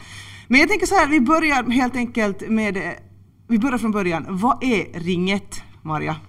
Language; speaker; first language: Swedish; native; Swedish